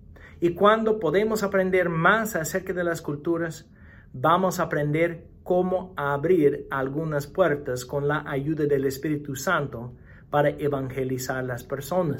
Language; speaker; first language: Spanish; non-native, fluent; English